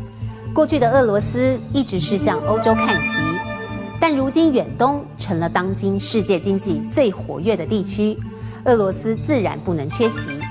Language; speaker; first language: Chinese; native; Chinese